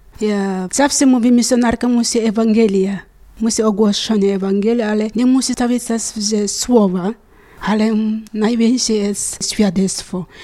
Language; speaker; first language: Polish; non-native, learner; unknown